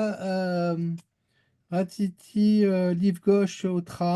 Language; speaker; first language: Hebrew; non-native, learner; French